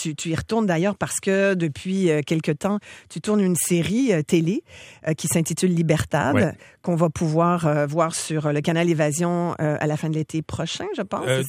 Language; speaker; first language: French; native; French